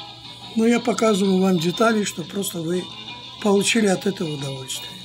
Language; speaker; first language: Russian; non-native, fluent; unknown